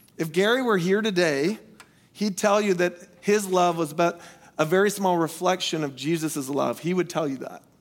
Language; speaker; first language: English; native; English